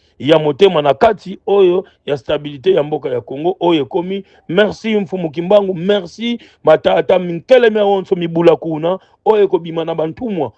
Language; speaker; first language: Lingala; non-native, local second language; Kongo